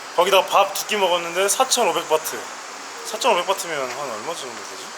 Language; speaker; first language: Korean; native; Korean